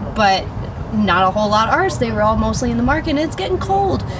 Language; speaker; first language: English; native; English